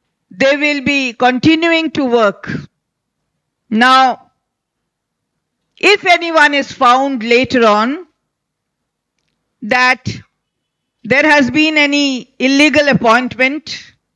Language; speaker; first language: English; non-native, local second language; Bangla